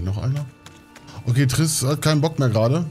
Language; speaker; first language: German; native; German